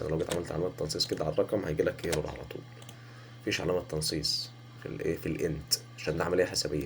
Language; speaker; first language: Arabic; native; Arabic